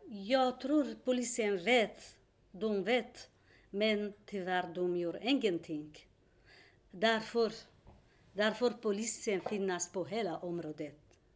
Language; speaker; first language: Swedish; non-native, learner; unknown